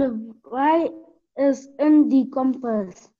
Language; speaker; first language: Afrikaans; non-native, local second language; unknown